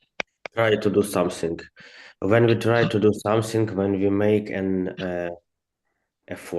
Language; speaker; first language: English; non-native, learner; Ukrainian